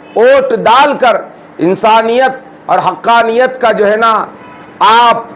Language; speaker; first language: Urdu; native; Urdu